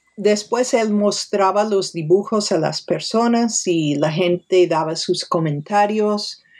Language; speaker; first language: Spanish; non-native, fluent; English